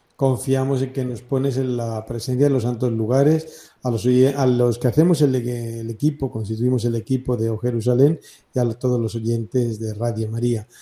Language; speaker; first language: Spanish; native; Spanish